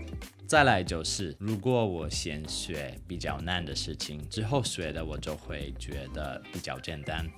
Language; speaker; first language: Chinese; non-native, fluent; English